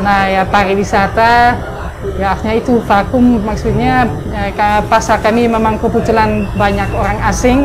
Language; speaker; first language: Indonesian; non-native, fluent; Dutch